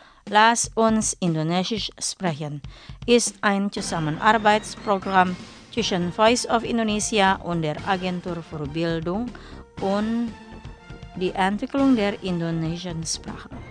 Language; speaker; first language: German; non-native, fluent; Indonesian